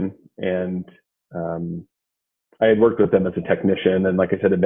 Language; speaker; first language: English; native; English